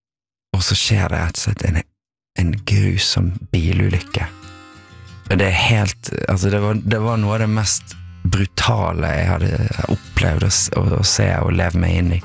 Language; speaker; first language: Norwegian; native; Norwegian